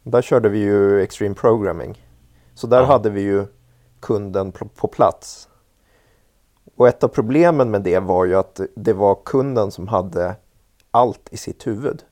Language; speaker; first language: Swedish; native; Swedish